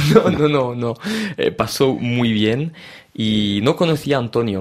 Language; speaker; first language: Spanish; early bilingual, heritage; French